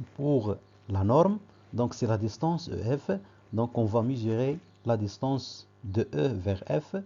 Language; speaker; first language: French; non-native, local second language; Arabic